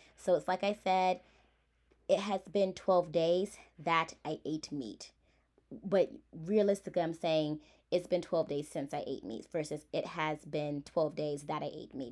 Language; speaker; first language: English; native; English